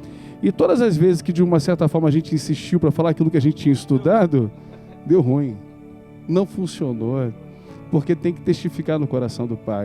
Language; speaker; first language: Portuguese; native; Portuguese